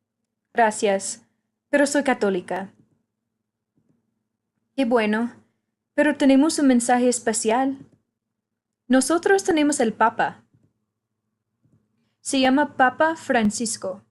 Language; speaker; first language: Spanish; non-native, learner; English